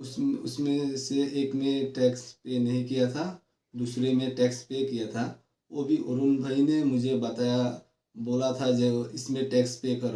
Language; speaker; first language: Hindi; non-native, local second language; Bangla